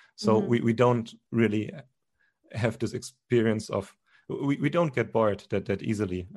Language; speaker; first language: English; non-native, fluent; German